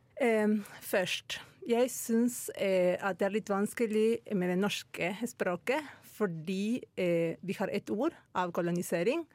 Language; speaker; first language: Norwegian; non-native, fluent; Spanish